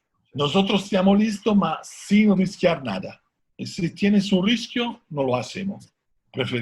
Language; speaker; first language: Spanish; non-native, learner; Italian